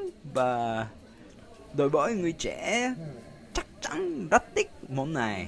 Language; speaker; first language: Vietnamese; non-native, learner; Japanese